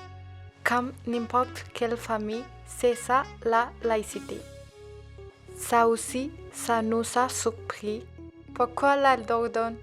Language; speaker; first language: French; non-native, learner; Tamil